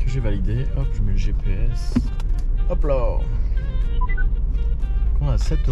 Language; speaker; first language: French; native; French